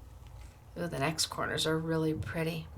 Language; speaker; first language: English; native; English